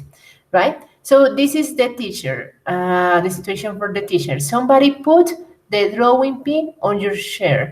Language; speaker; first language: English; non-native, fluent; Spanish